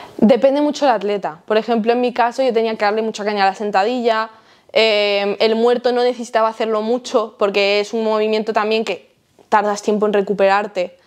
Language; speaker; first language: Spanish; early bilingual, heritage; Spanish